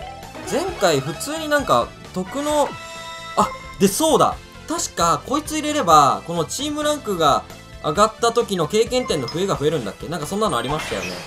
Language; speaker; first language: Japanese; native; Japanese